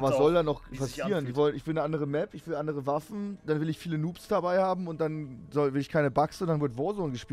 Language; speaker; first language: German; native; German